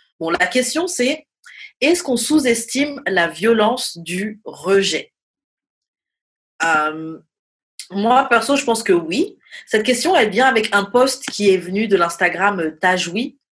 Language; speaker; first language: French; native; French